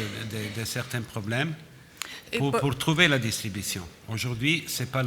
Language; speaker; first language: French; non-native, fluent; Serbian